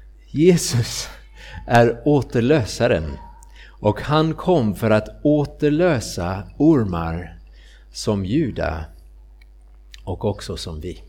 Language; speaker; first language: Swedish; non-native, fluent; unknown